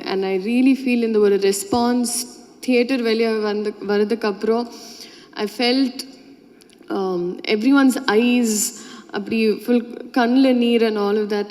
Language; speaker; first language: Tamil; non-native, fluent; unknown